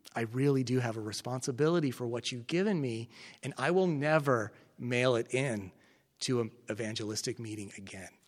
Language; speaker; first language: English; native; English